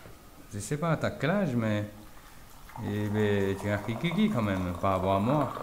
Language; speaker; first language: French; non-native, fluent; Chinese